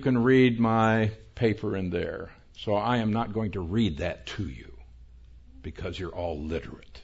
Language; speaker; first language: English; native; English